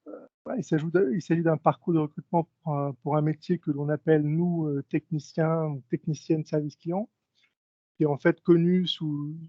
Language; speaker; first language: French; native; French